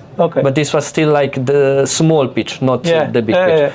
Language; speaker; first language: English; non-native, fluent; Slovenian